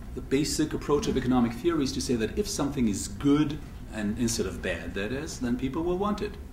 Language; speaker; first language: English; non-native, fluent; French